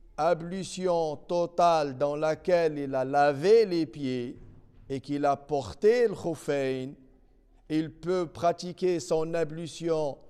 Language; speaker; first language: French; non-native, local second language; Arabic